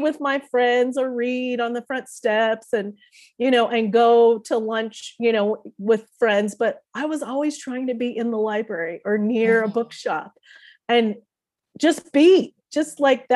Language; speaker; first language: English; native; English